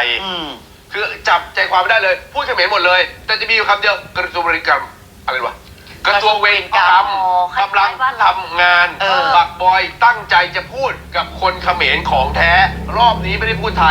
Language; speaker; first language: Thai; native; Thai